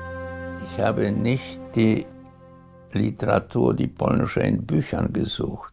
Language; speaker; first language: German; early bilingual, heritage; German